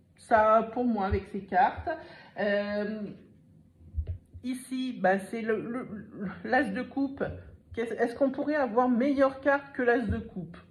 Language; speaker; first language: French; native; French